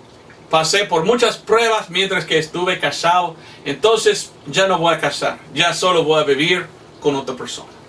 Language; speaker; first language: Spanish; non-native, fluent; English